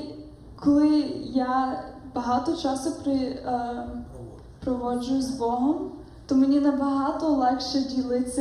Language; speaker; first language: Ukrainian; early bilingual, heritage; Ukrainian